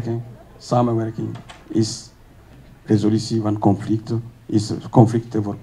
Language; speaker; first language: Dutch; non-native, learner; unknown